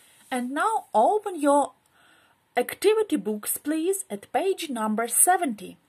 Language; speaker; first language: English; non-native, fluent; Ukrainian